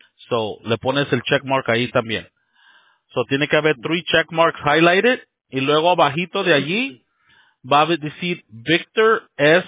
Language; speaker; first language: Spanish; early bilingual, heritage; Spanish